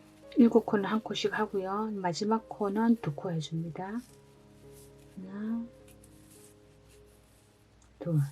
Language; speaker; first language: Korean; native; Korean